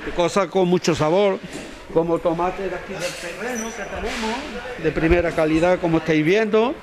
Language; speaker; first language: Spanish; native; Spanish